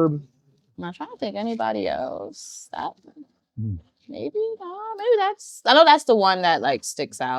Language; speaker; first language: English; native; English